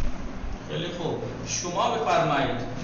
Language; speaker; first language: Persian; non-native, fluent; Urdu